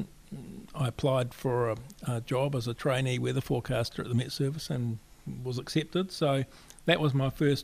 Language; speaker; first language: English; native; English